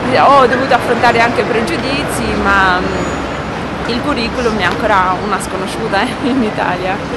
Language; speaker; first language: Italian; non-native, fluent; Romanian